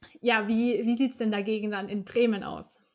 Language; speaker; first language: German; native; German